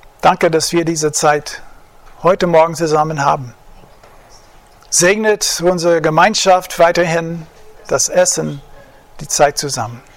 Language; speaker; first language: German; non-native, fluent; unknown